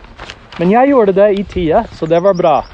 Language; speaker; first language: Norwegian; non-native, fluent; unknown